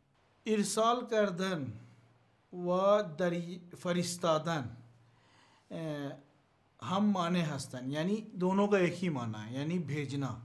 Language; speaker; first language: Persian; non-native, learner; Urdu